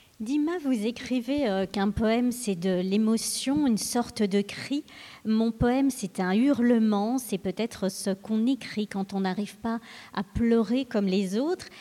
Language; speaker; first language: French; native; French